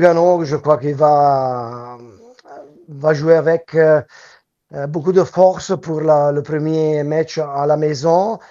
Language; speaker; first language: French; non-native, local second language; Italian